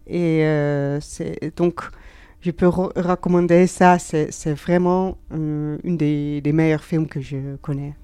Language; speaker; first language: French; non-native, learner; Dutch